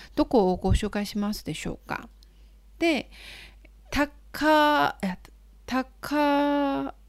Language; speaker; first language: Japanese; non-native, fluent; Chinese